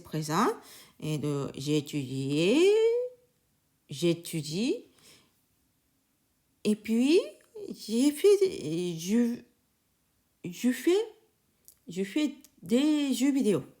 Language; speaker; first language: French; non-native, learner; Japanese